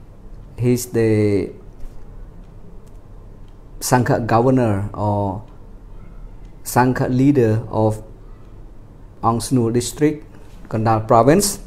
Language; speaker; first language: English; non-native, fluent; Khmer